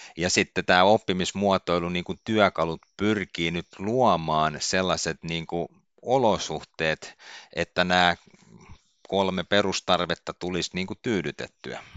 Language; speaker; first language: Finnish; native; Finnish